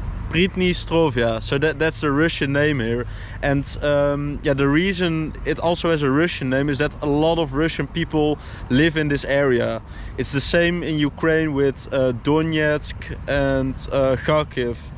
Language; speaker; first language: English; non-native, fluent; Dutch